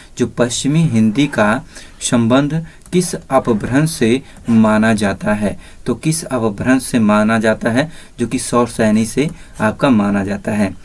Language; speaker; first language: Hindi; native; Hindi